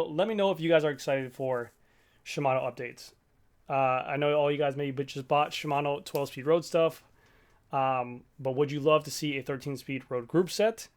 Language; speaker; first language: English; native; English